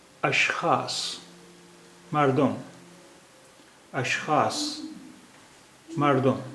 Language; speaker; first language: Persian; non-native, fluent; Urdu